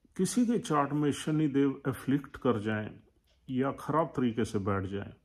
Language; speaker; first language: Hindi; native; Hindi